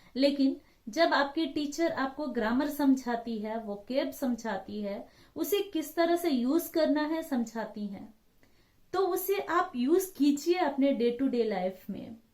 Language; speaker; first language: Hindi; non-native, local second language; Telugu